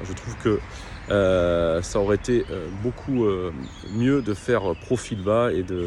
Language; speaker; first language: French; native; French